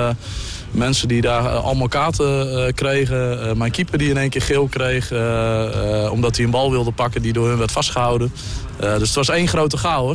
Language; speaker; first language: Dutch; native; Dutch